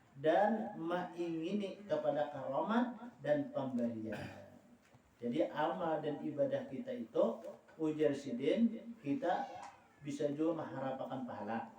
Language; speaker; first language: Indonesian; non-native, local second language; Banjar